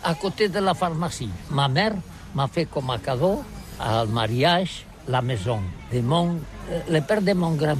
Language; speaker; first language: French; non-native, learner; Catalan